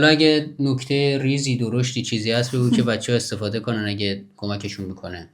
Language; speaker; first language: Persian; native; Persian